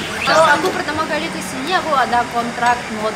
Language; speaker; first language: Indonesian; non-native, learner; Russian